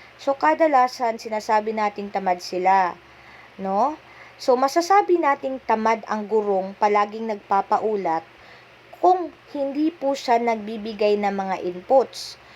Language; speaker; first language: Filipino; non-native, local second language; Cebuano